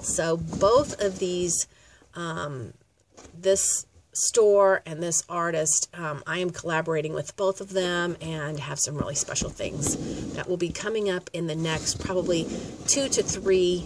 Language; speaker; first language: English; native; English